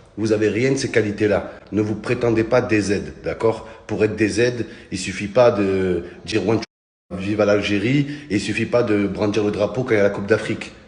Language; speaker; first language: French; early bilingual, other home language; Arabic